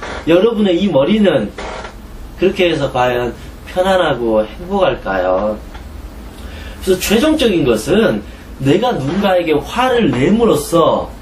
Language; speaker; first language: Korean; native; Korean